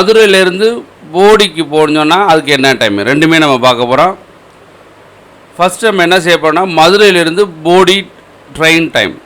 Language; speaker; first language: Tamil; native; Tamil